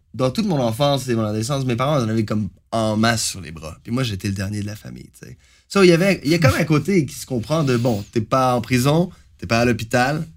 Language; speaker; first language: French; native; French